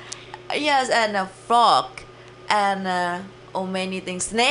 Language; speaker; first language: English; non-native, learner; Thai